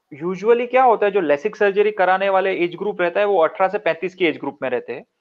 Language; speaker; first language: Hindi; non-native, local second language; Gujarati